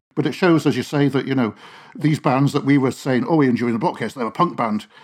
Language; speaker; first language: English; native; English